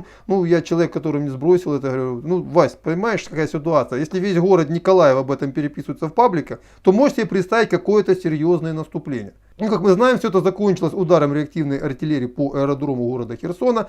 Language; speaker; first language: Russian; native; Russian